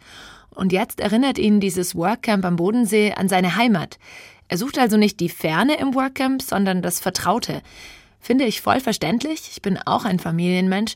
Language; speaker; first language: German; native; German